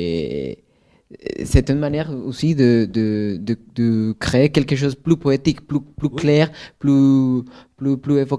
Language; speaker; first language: French; non-native, fluent; Spanish